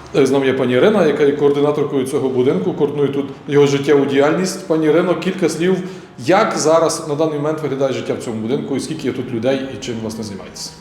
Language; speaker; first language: Ukrainian; native; Ukrainian